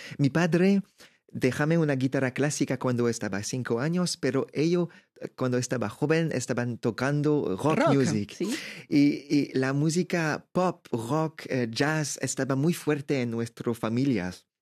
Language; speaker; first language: Spanish; non-native, learner; French